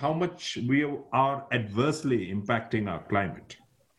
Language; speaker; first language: English; non-native, local second language; Nepali